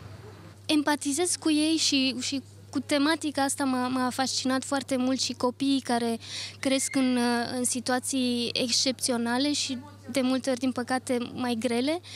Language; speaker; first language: Romanian; early bilingual, other home language; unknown